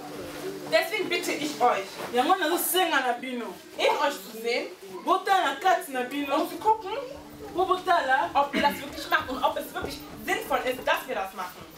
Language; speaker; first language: German; early bilingual, heritage; German